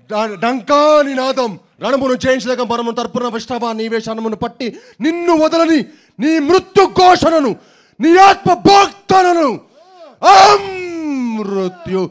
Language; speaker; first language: Telugu; native; Telugu